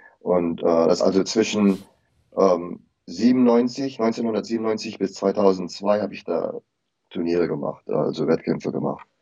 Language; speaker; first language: German; early bilingual, heritage; German